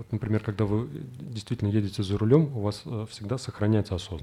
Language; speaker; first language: Russian; native; Russian